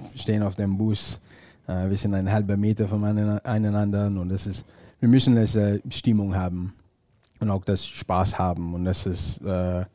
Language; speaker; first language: German; non-native, fluent; English